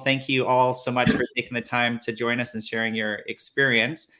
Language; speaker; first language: English; native; English